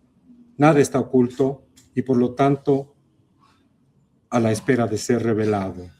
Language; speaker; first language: Spanish; native; Spanish